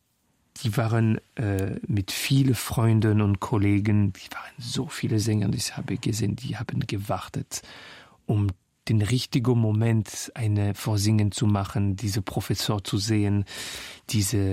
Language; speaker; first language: German; non-native, fluent; French